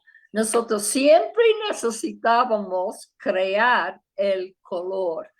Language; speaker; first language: Spanish; non-native, fluent; English